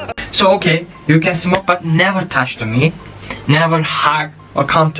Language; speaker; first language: English; non-native, learner; Turkish